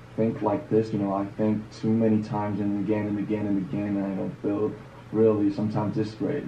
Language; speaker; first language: English; non-native, fluent; Korean